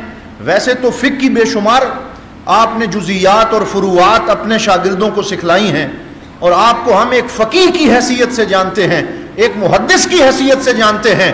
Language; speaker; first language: Urdu; native; Urdu